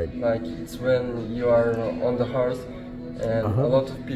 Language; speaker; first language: English; non-native, learner; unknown